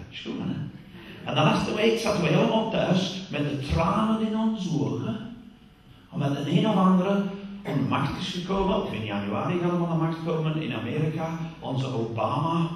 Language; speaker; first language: Dutch; non-native, fluent; English